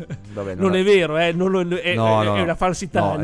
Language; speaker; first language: Italian; native; Italian